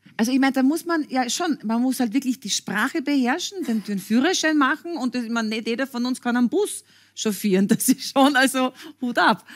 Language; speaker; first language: German; native; German